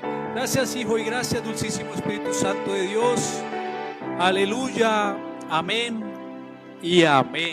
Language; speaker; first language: Spanish; native; Spanish